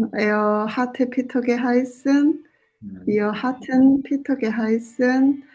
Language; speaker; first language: German; non-native, learner; Korean